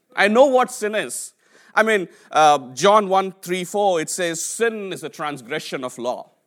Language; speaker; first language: English; non-native, local second language; Telugu